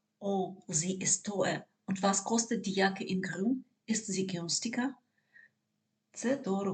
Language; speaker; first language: German; non-native, fluent; Ukrainian